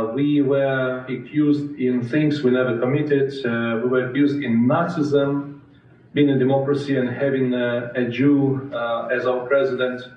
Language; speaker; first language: English; non-native, fluent; Ukrainian